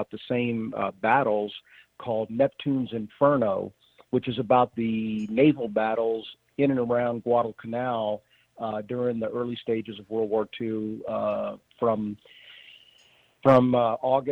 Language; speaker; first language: English; native; English